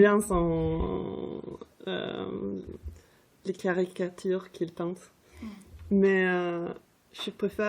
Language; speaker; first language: French; non-native, fluent; Swedish